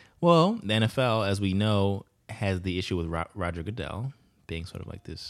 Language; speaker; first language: English; native; English